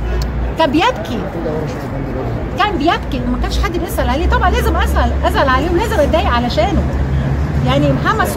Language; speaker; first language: Arabic; native; Arabic